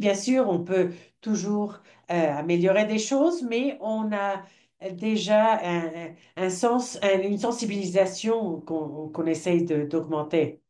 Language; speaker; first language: French; non-native, fluent; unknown